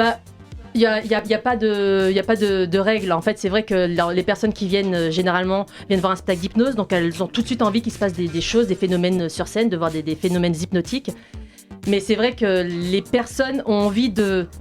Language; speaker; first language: French; native; French